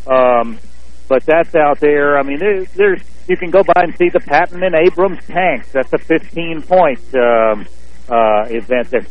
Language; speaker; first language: English; native; English